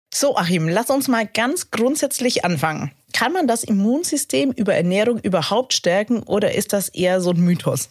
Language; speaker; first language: German; native; German